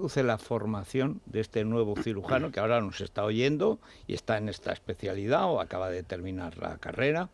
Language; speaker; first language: Spanish; native; Spanish